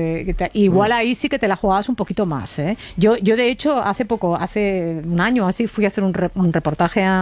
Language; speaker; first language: Spanish; native; Spanish